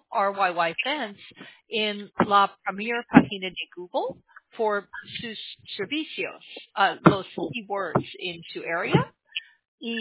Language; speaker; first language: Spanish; non-native, learner; English